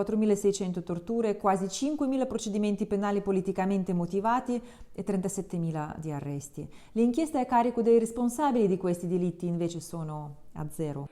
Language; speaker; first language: Italian; non-native, fluent; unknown